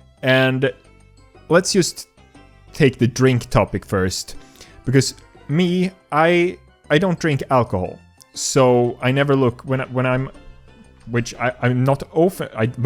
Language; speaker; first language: English; non-native, fluent; Swedish